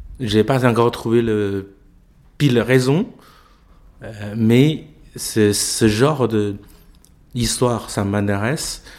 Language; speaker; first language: French; non-native, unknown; Chinese